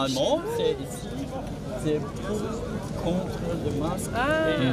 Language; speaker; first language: French; non-native, learner; German